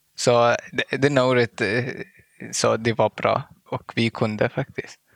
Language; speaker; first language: Swedish; non-native, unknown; Arabic